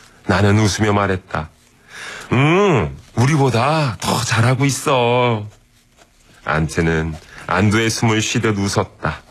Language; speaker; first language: Korean; native; Korean